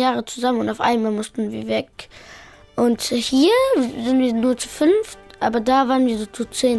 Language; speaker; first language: German; early bilingual, other home language; Pashto